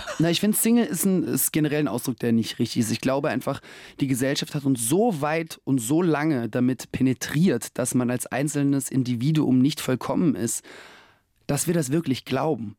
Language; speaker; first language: German; early bilingual, other home language; Russian